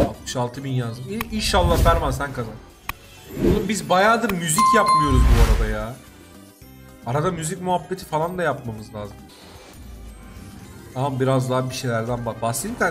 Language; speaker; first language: Turkish; native; Turkish